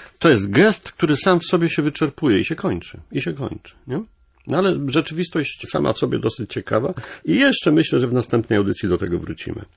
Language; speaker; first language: Polish; native; Polish